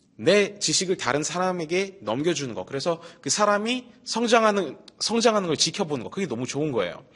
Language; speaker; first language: Korean; early bilingual, heritage; Russian